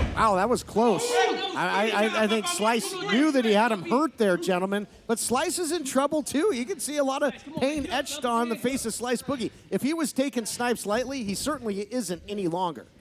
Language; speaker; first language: English; native; English